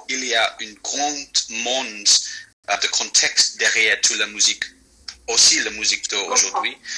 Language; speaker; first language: French; non-native, fluent; English